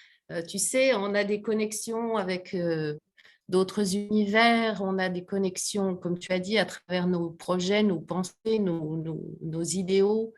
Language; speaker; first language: French; native; French